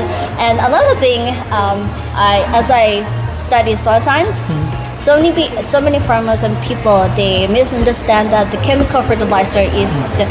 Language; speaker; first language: English; non-native, learner; Thai